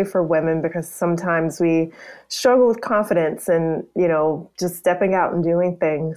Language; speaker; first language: English; native; English